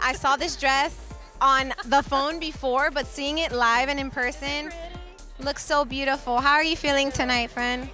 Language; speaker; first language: English; native; English